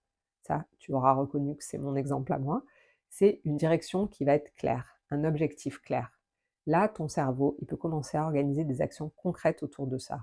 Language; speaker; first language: French; native; French